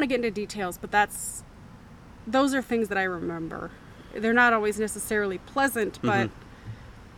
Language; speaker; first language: English; native; English